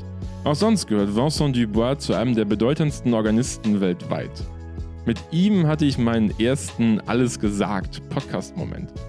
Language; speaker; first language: German; native; German